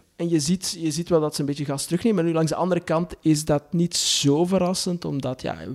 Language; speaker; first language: Dutch; native; Dutch